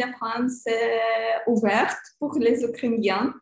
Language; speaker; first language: French; non-native, learner; Ukrainian